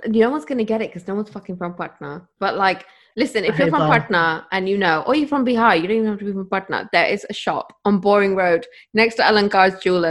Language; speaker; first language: English; native; English